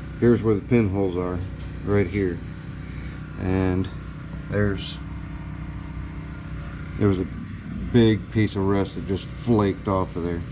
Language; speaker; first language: English; native; English